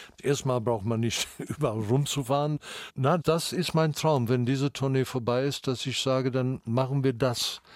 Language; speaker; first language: German; non-native, fluent; English